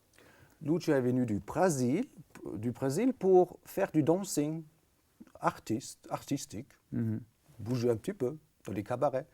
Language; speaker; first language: French; native; French